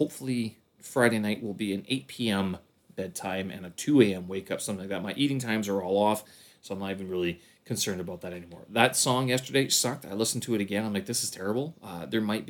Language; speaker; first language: English; native; English